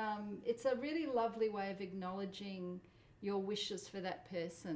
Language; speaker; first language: English; non-native, local second language; Polish